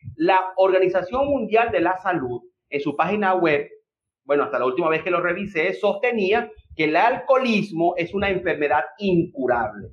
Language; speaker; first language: Spanish; native; Spanish